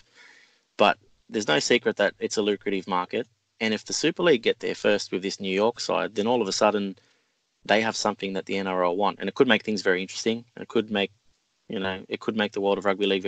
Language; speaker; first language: English; native; English